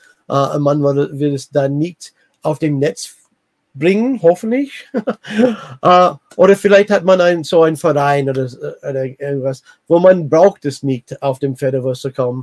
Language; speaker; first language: German; non-native, learner; English